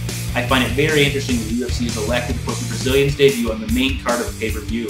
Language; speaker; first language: English; native; English